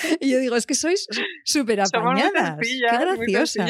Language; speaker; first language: Spanish; native; Spanish